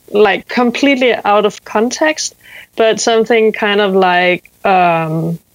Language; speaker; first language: English; non-native, fluent; Danish